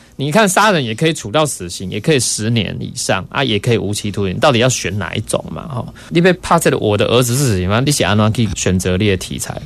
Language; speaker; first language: Chinese; native; Chinese